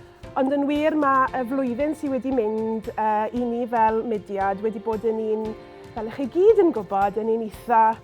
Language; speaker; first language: Welsh; native; Welsh